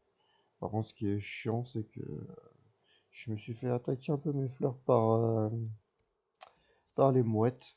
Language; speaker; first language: French; native; French